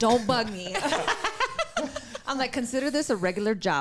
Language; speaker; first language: English; native; English